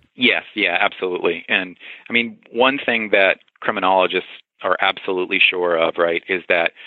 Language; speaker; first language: English; native; English